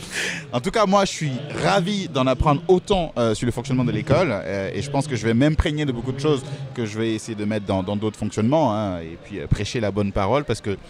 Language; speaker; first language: French; native; French